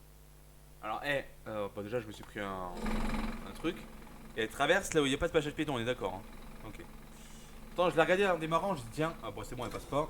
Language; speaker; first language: French; native; French